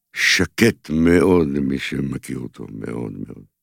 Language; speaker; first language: Hebrew; native; Hebrew